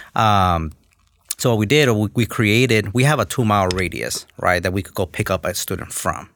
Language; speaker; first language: English; early bilingual, other home language; Spanish